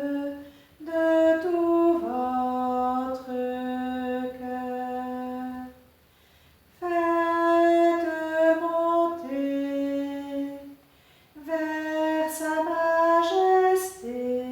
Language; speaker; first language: French; native; French